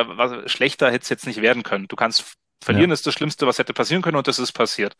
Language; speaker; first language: German; native; German